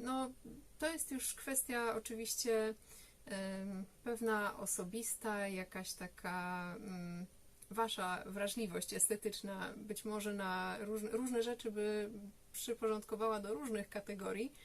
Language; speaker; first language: Polish; native; Polish